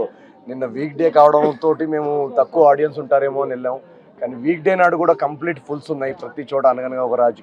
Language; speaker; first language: Telugu; native; Telugu